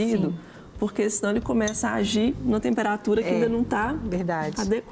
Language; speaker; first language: Portuguese; native; Portuguese